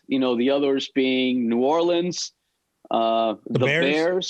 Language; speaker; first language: English; native; English